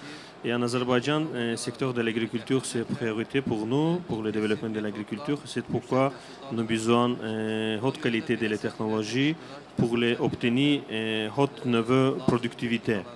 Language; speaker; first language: French; non-native, learner; Azerbaijani